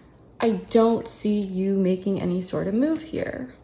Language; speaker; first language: English; native; English